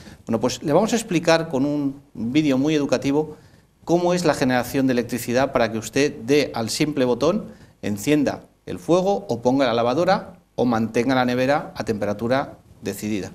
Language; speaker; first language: Spanish; native; Spanish